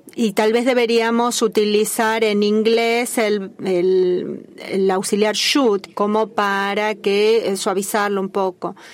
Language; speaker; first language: Spanish; native; Spanish